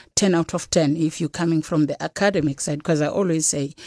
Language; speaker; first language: English; non-native, local second language; Xhosa